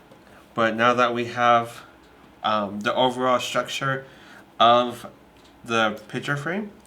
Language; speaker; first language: English; native; English